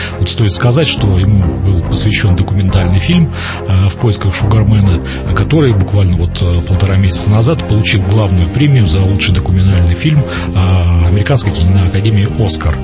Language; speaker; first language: Russian; native; Russian